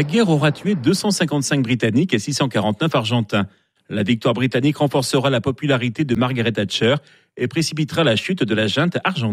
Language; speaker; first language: French; native; French